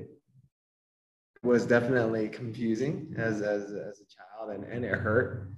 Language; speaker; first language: English; native; English